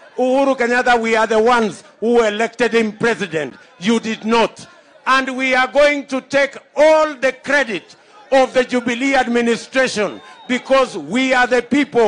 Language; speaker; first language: English; non-native, local second language; Kalenjin